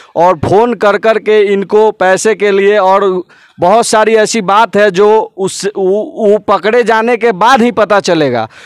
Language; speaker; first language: Hindi; native; Hindi